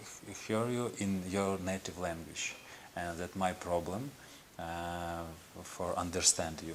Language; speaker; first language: English; non-native, learner; Ukrainian